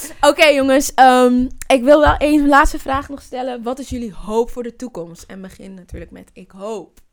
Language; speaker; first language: Dutch; native; Dutch